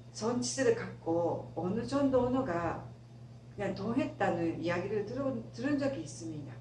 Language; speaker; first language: Korean; non-native, fluent; Japanese